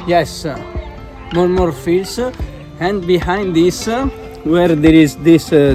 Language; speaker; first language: English; non-native, learner; Italian